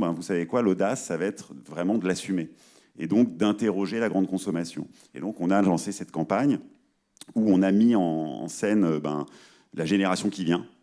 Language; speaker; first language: French; native; French